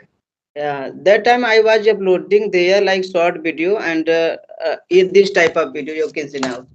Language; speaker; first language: English; non-native, learner; Hindi